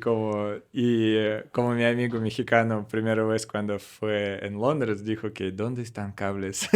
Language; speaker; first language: Spanish; non-native, learner; Russian